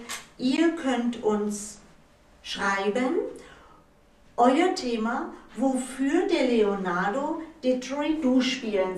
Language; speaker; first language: German; native; German